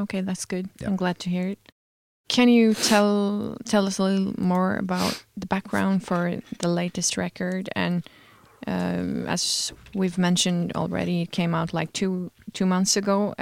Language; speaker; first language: English; non-native, fluent; Norwegian